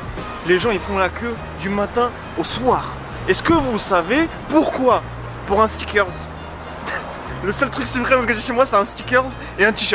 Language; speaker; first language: French; native; French